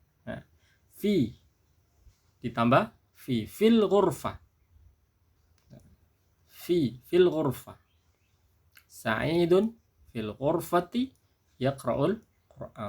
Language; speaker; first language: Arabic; non-native, fluent; Indonesian